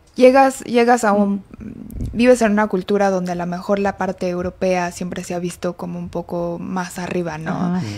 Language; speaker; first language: Spanish; native; Spanish